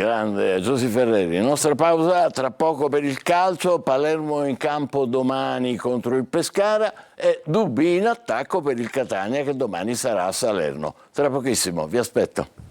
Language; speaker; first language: Italian; native; Italian